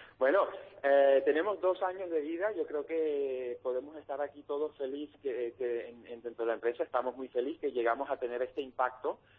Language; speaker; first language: Spanish; non-native, fluent; Dutch